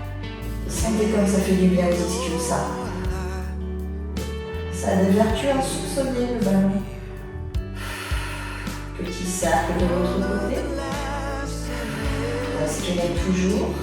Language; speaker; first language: French; native; French